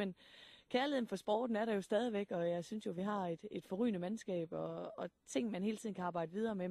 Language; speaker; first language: Danish; native; Danish